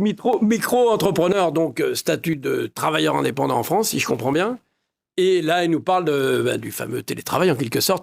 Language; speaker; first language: French; native; French